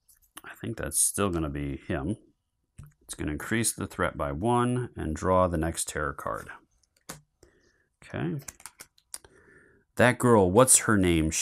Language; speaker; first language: English; native; English